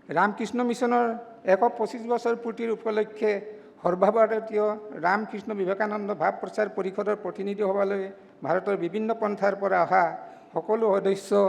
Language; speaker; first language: Assamese; non-native, local second language; Mising